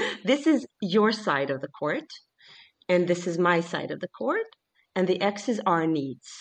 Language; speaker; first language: English; early bilingual, other home language; Swedish